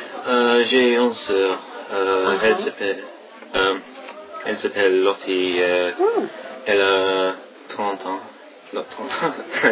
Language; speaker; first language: French; non-native, learner; English